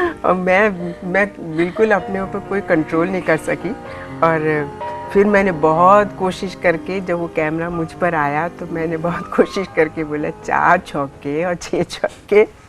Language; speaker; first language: Hindi; native; Hindi